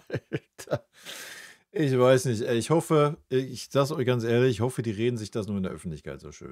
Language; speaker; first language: German; native; German